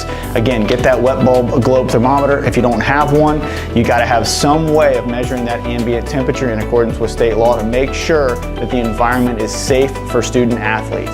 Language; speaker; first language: English; native; English